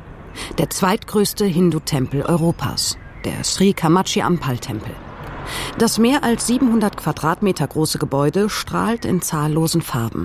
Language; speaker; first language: German; native; German